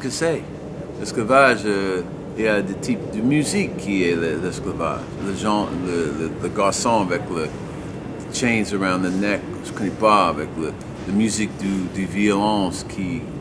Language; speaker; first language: French; non-native, learner; English